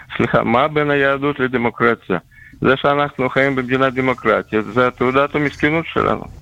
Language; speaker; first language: Hebrew; non-native, fluent; Russian